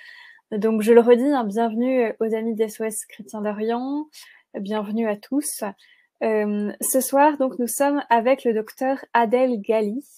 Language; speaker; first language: French; native; French